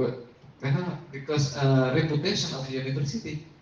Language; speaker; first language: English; non-native, learner; Indonesian